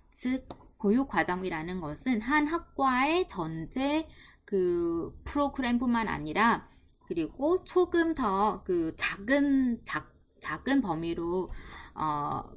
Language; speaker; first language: Korean; non-native, fluent; Vietnamese